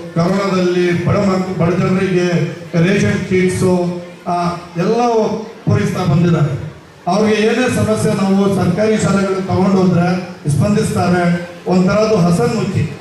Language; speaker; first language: Kannada; non-native, local second language; Urdu